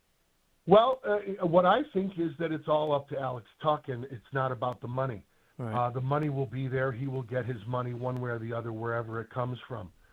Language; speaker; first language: English; native; English